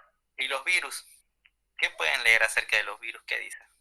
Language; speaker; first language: Spanish; native; Spanish